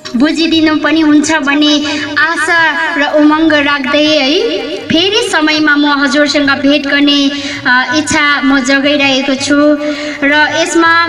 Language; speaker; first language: Nepali; non-native, local second language; Limbu